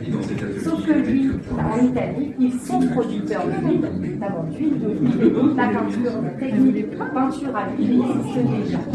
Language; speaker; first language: French; native; French